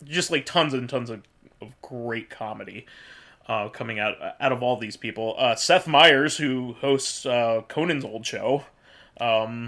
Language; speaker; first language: English; native; English